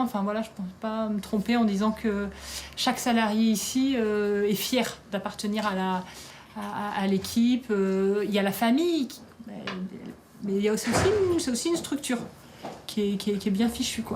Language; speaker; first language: French; native; French